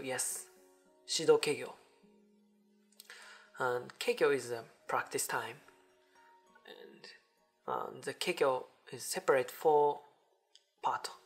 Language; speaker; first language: English; non-native, learner; Japanese